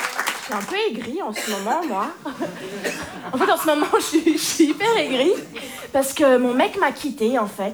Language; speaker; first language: French; native; French